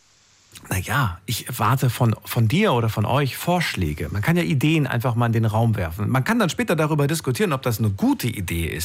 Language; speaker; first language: German; native; German